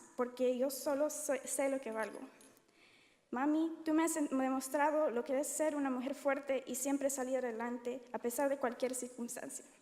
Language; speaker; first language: Spanish; early bilingual, heritage; Spanish